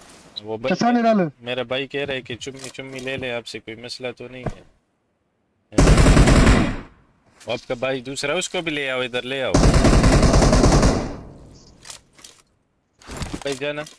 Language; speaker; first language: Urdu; non-native, local second language; Pashto